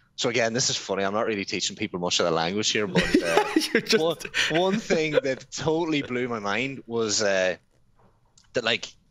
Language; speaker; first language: English; native; English